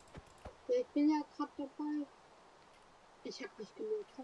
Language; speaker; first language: German; native; German